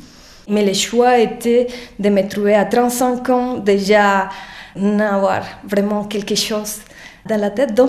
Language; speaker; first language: French; non-native, fluent; Spanish